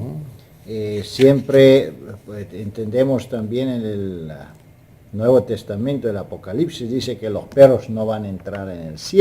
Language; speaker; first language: Spanish; non-native, fluent; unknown